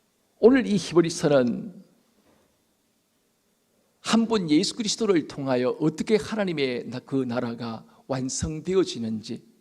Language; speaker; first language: Korean; native; Korean